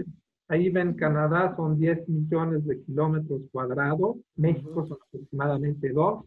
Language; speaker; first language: Spanish; non-native, fluent; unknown